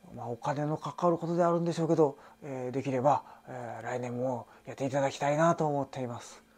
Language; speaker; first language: Japanese; native; Japanese